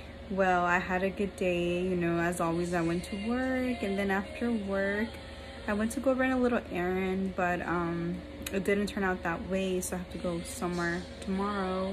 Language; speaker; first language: English; early bilingual, other home language; Spanish